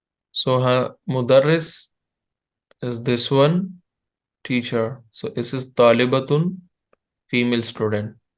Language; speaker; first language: English; non-native, fluent; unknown